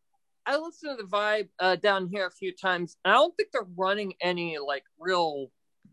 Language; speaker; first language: English; native; English